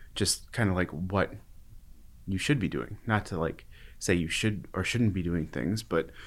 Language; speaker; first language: English; native; English